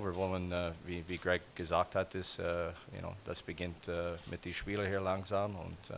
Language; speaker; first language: German; non-native, fluent; English